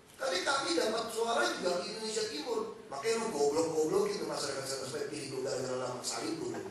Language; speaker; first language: Indonesian; native; Indonesian